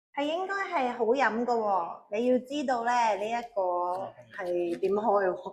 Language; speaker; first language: Cantonese; native; Cantonese